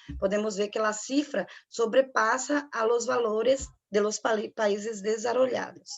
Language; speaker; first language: Spanish; non-native, learner; Portuguese